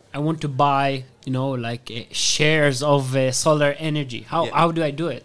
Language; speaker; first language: English; non-native, fluent; Hebrew